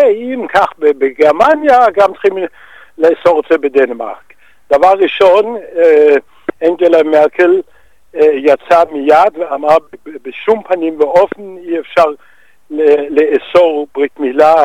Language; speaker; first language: Hebrew; non-native, fluent; Danish